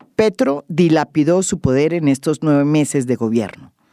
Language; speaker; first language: Spanish; native; Spanish